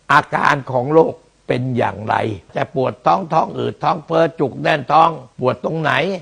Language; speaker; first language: Thai; early bilingual, other home language; Min Nan Chinese